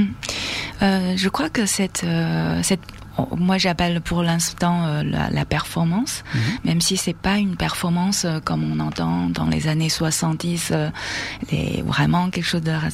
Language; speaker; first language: French; non-native, fluent; Chinese